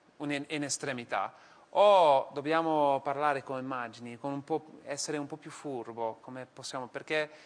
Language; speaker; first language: Italian; non-native, fluent; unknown